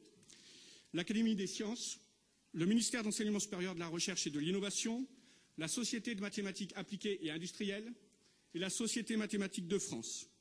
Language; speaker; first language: French; native; French